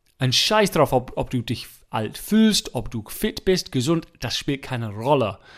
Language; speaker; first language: German; non-native, fluent; English